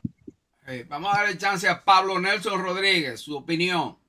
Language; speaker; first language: Spanish; native; Spanish